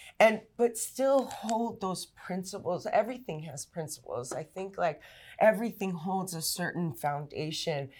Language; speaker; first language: English; native; English